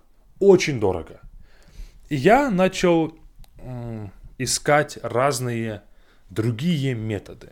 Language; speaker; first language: Russian; non-native, fluent; English